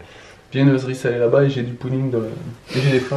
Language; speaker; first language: French; native; French